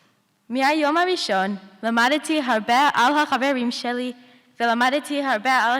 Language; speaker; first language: Hebrew; non-native, learner; English